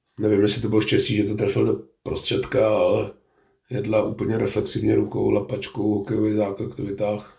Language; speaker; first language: Czech; native; Czech